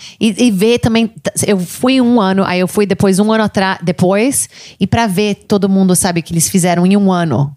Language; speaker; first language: Portuguese; early bilingual, heritage; English